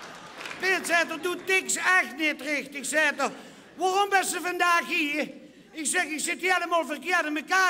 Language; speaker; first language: Dutch; non-native, local second language; Limburgish